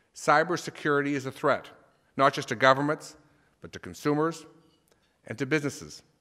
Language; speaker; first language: English; native; English